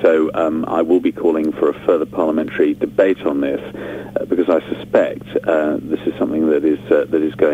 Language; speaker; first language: English; native; English